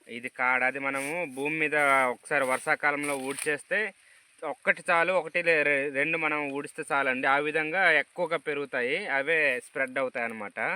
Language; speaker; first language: Telugu; non-native, local second language; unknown